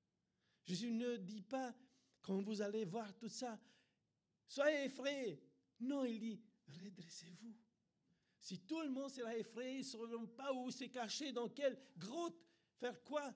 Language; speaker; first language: French; non-native, fluent; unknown